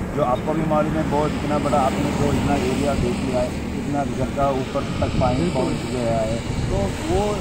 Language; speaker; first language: Hindi; non-native, local second language; Malayalam